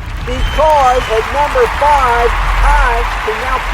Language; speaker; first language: English; native; English